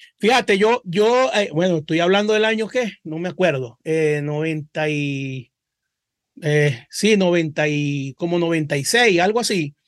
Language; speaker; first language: Spanish; native; Spanish